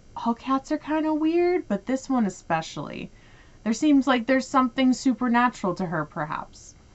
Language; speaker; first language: English; native; English